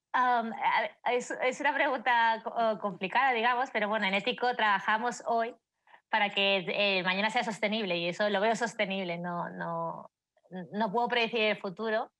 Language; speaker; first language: Spanish; native; Spanish